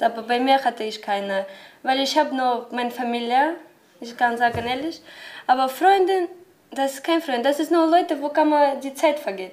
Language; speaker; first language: German; non-native, learner; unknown